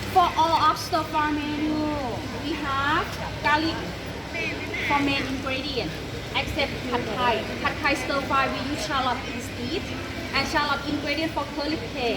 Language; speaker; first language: English; non-native, learner; Thai